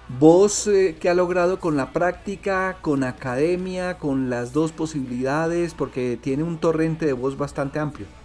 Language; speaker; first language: Spanish; native; Spanish